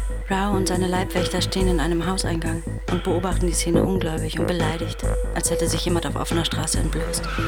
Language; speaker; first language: German; native; German